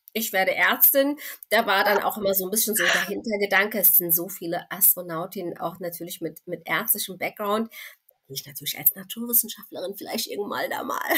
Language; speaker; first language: German; early bilingual, other home language; Turkish